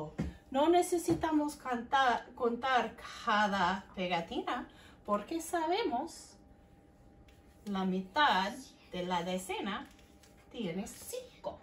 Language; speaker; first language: Spanish; non-native, fluent; English